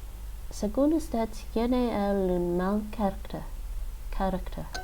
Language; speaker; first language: Spanish; non-native, learner; English